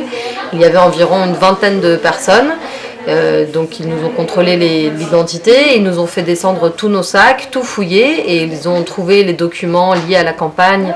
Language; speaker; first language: French; native; French